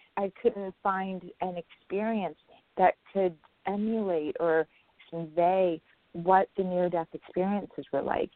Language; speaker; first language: English; non-native, local second language; Urdu